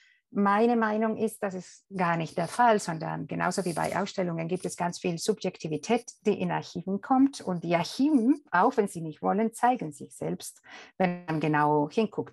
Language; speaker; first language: German; non-native, fluent; Spanish